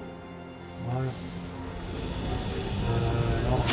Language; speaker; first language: French; native; French